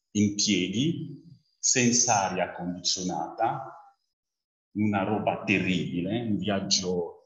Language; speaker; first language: Italian; non-native, fluent; French